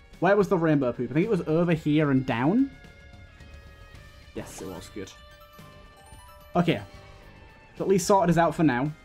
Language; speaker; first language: English; native; English